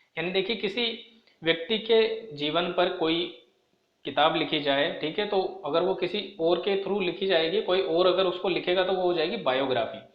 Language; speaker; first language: Hindi; native; Hindi